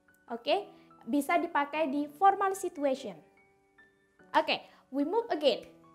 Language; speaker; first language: English; non-native, fluent; Indonesian